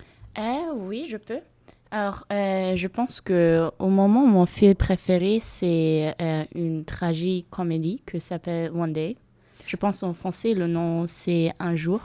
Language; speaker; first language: French; non-native, fluent; German